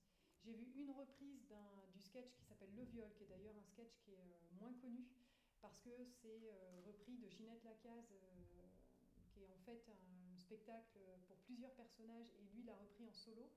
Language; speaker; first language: French; native; French